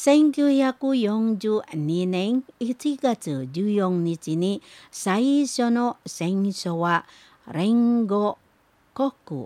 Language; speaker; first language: Japanese; non-native, learner; Indonesian